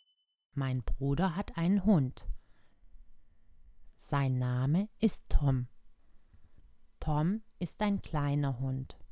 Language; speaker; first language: German; non-native, fluent; Croatian